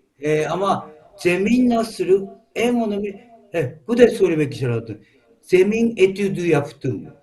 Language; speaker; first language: Turkish; non-native, learner; Japanese